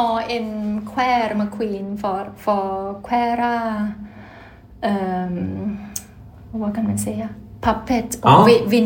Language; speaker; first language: Swedish; non-native, learner; Thai